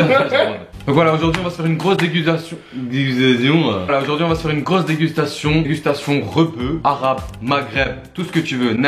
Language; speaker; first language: French; native; French